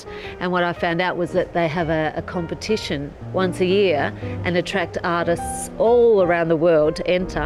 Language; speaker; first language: English; native; English